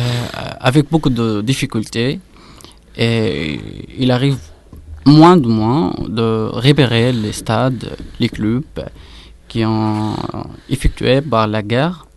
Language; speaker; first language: French; non-native, fluent; Arabic